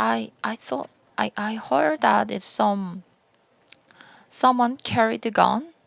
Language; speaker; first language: English; non-native, learner; Korean